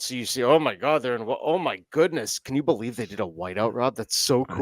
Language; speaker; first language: English; native; English